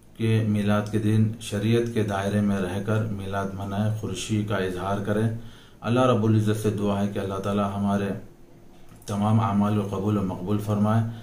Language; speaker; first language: Urdu; native; Urdu